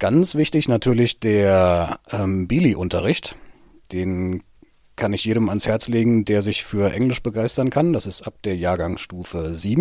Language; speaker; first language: German; native; German